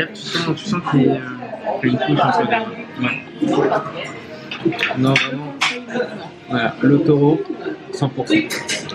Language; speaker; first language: French; native; French